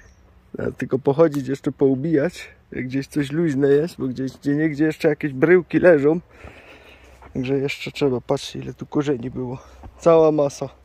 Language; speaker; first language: Polish; native; Polish